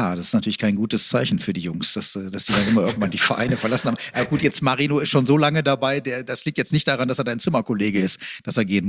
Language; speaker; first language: German; native; German